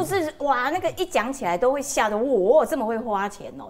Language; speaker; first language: Chinese; native; Chinese